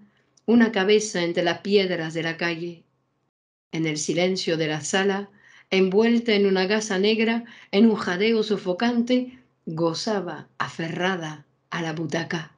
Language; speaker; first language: Spanish; native; Spanish